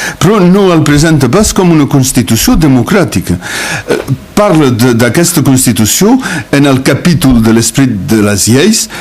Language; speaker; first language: Catalan; non-native, local second language; French